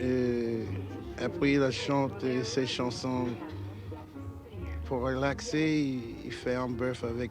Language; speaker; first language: French; non-native, learner; English